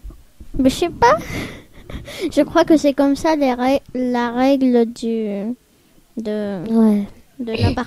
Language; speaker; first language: French; early bilingual, other home language; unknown